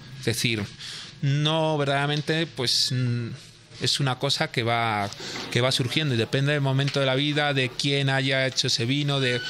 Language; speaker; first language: Spanish; native; Spanish